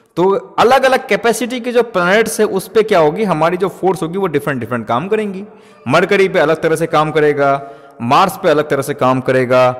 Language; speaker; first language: Hindi; native; Hindi